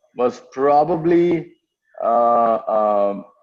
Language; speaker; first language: English; non-native, local second language; Telugu